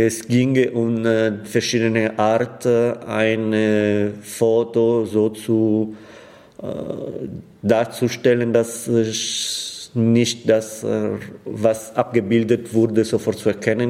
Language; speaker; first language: German; non-native, fluent; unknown